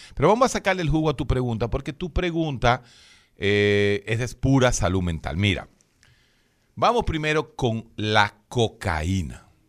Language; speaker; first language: Spanish; native; Spanish